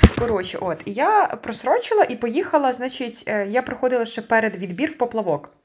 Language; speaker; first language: Ukrainian; native; Ukrainian